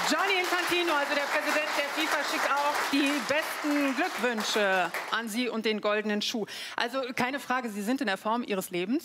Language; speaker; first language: German; native; German